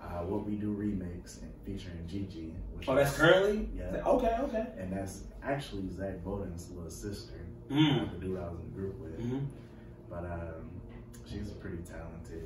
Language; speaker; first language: English; native; English